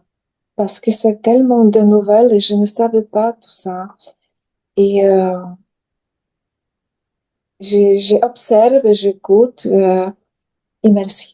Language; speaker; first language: French; non-native, learner; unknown